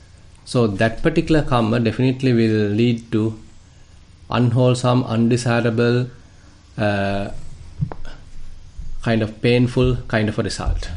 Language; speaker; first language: English; non-native, local second language; Sinhala